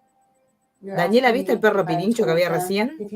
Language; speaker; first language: Spanish; native; Spanish